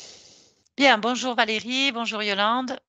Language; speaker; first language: French; native; French